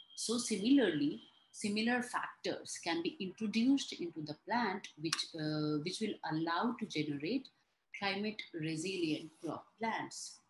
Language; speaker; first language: English; non-native, local second language; Hindi